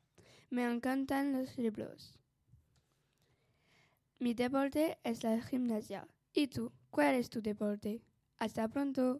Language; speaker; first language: Spanish; non-native, learner; French